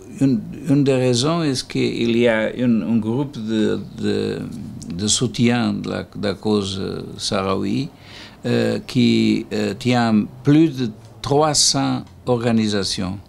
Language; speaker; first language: French; non-native, learner; Portuguese